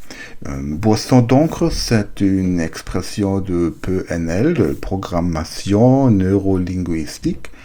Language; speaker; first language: French; non-native, learner; German